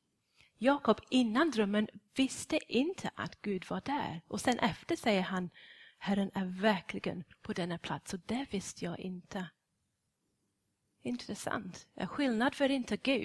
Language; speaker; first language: Swedish; non-native, fluent; English